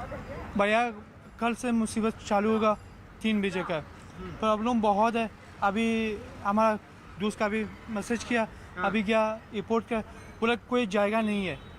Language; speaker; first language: Hindi; non-native, learner; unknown